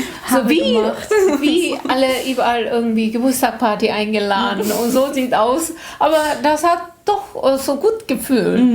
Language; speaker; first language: German; non-native, learner; Korean